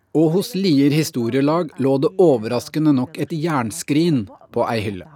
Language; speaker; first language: Norwegian; native; Norwegian